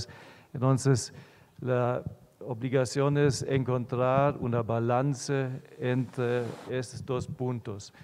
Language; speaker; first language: Spanish; non-native, fluent; German